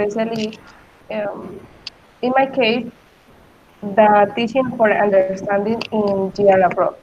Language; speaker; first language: English; non-native, learner; Spanish